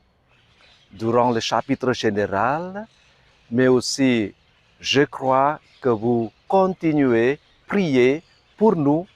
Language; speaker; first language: French; non-native, fluent; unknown